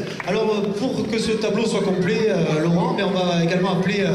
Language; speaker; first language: French; native; French